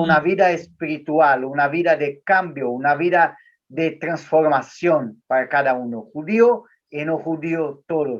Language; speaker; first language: Spanish; non-native, learner; Portuguese